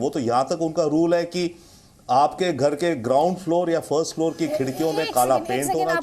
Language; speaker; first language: Hindi; native; Hindi